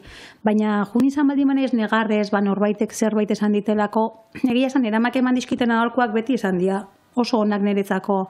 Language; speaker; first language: Basque; native; Basque